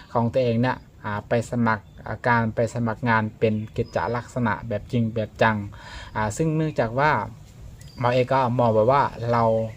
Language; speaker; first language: Thai; native; Thai